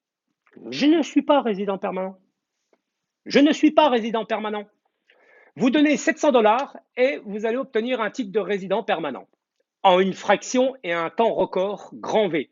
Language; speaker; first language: French; native; French